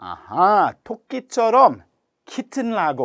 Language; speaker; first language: Korean; non-native, learner; English